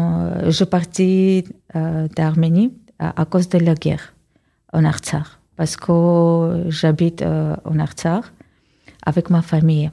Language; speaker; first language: French; non-native, learner; Armenian